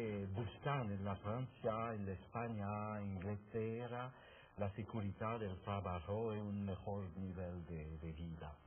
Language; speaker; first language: Spanish; non-native, fluent; French